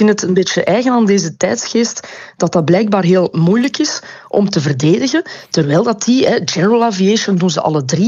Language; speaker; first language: Dutch; native; Dutch